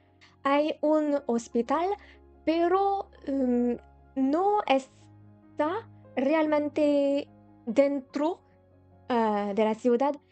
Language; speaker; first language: Spanish; non-native, learner; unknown